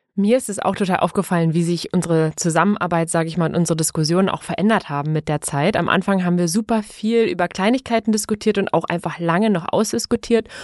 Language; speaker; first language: German; native; German